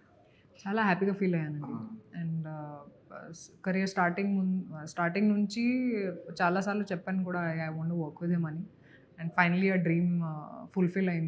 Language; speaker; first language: Telugu; non-native, local second language; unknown